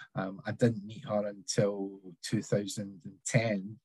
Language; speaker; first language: English; native; English